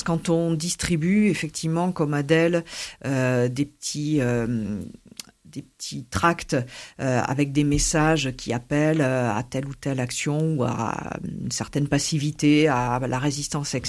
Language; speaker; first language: French; native; French